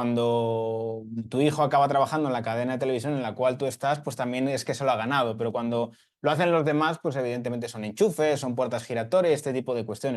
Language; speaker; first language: Spanish; native; Spanish